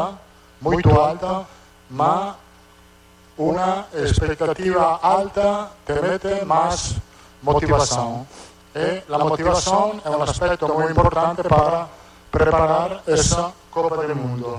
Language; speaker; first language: Portuguese; non-native, fluent; Italian